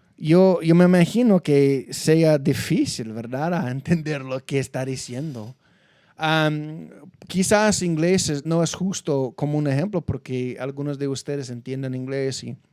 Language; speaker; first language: Spanish; non-native, fluent; English